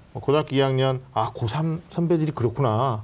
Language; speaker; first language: Korean; native; Korean